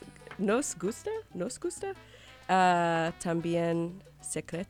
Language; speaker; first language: Spanish; non-native, learner; English